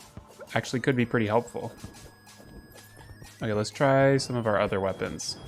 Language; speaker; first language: English; native; English